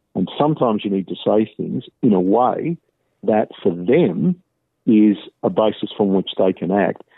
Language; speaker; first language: English; native; English